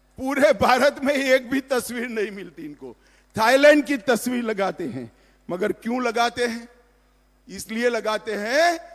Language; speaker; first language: Hindi; non-native, local second language; Gujarati